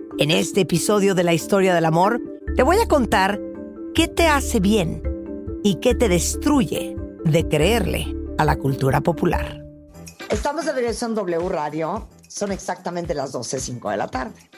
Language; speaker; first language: Spanish; native; Spanish